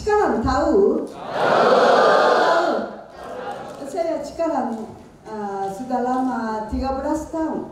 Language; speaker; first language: Indonesian; non-native, learner; Japanese